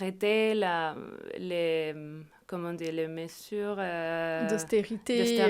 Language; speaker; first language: French; non-native, fluent; Spanish